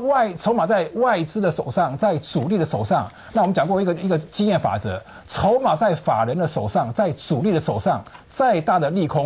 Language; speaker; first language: Chinese; native; Chinese